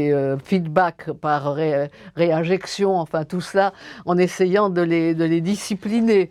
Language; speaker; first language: French; native; French